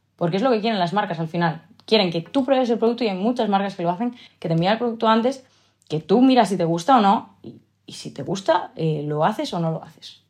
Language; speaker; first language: Spanish; native; Spanish